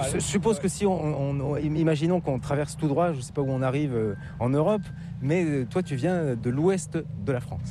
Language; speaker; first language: French; native; French